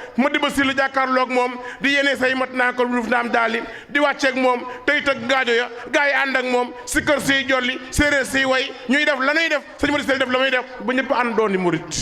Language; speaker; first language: Wolof; non-native, local second language; Serer